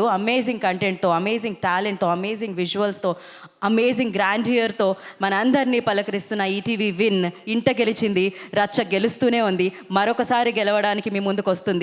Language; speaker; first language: Telugu; native; Telugu